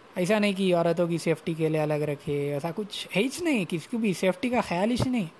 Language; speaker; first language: Urdu; native; Urdu